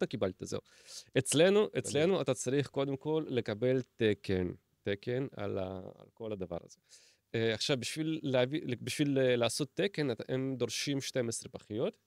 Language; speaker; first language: Hebrew; native; Hebrew